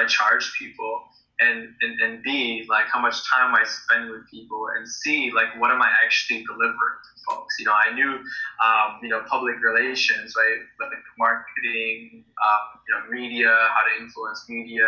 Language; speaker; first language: English; native; English